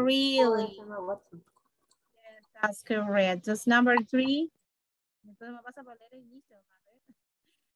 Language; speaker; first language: English; non-native, learner; Spanish